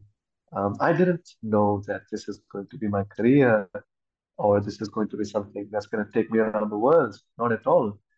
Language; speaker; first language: English; non-native, local second language; Hindi